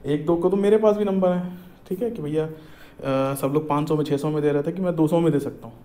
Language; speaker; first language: Hindi; native; Hindi